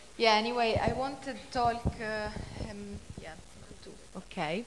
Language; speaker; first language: English; non-native, fluent; Italian